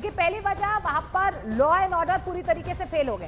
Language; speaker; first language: Hindi; native; Hindi